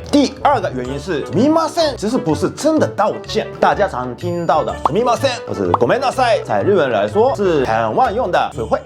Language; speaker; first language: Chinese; non-native, fluent; Japanese